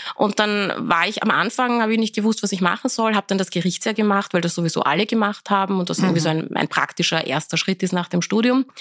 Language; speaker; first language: German; early bilingual, other home language; Persian